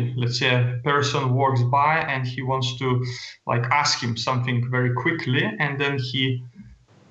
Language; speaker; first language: English; non-native, fluent; Lithuanian